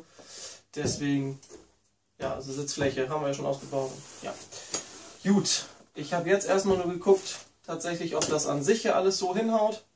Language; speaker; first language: German; native; German